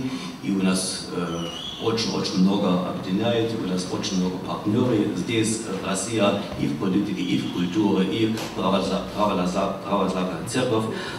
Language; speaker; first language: Russian; non-native, fluent; German